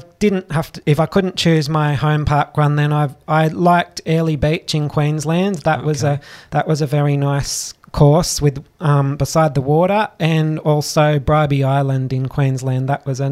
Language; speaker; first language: English; native; English